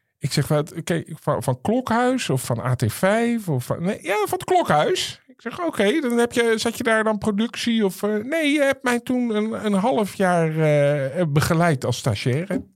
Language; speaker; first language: Dutch; native; Dutch